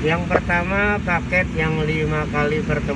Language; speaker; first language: Indonesian; native; Indonesian